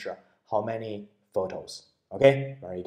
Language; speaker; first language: English; non-native, fluent; Chinese